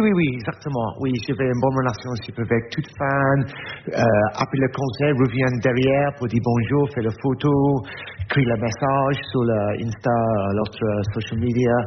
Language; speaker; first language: French; non-native, learner; English